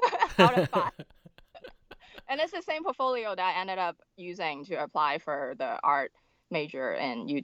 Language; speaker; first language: English; non-native, local second language; Cantonese